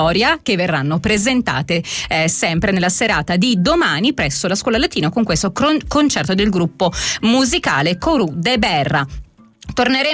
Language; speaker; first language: Italian; native; Italian